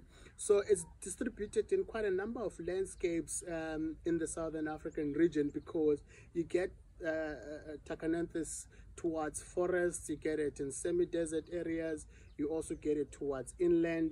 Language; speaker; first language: English; non-native, local second language; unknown